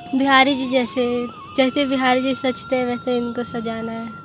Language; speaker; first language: Hindi; non-native, local second language; Marathi